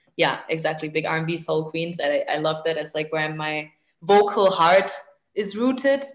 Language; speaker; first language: English; non-native, fluent; German